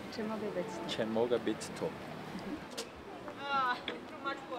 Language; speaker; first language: Polish; non-native, learner; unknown